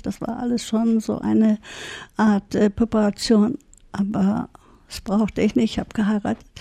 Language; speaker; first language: German; early bilingual, heritage; German